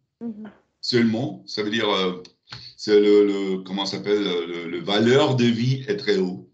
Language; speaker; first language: French; non-native, learner; German